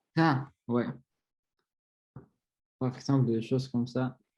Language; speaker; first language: French; non-native, learner; Spanish